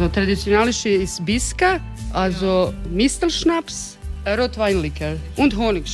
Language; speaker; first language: German; non-native, learner; Croatian